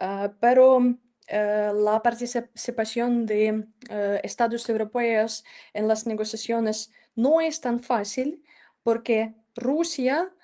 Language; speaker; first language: Spanish; non-native, fluent; Ukrainian